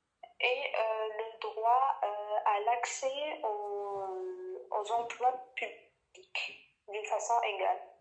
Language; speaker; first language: French; non-native, fluent; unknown